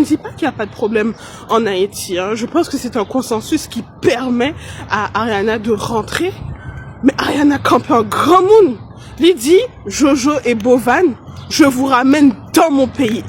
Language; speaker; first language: French; non-native, local second language; Haitian Creole